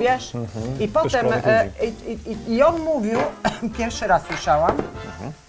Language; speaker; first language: Polish; non-native, learner; Italian